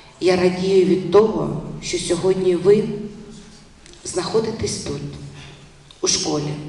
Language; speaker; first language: Ukrainian; non-native, local second language; Russian